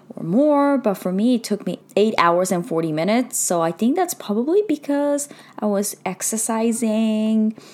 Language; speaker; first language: English; early bilingual, heritage; Japanese